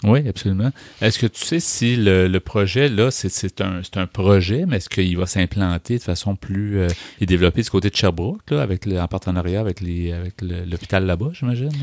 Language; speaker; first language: French; native; French